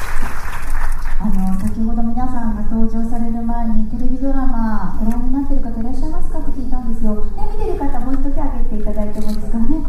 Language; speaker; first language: Japanese; native; Japanese